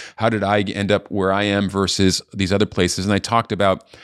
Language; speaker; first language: English; native; English